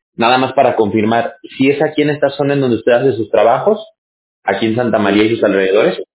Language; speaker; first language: Spanish; native; Spanish